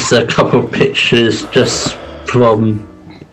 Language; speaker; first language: English; native; English